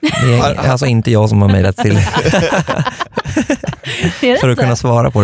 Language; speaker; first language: Swedish; native; Swedish